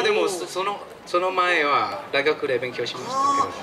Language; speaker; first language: Japanese; non-native, fluent; Thai